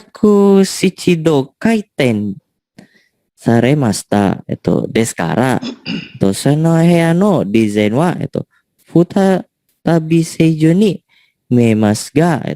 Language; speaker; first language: Japanese; non-native, learner; Indonesian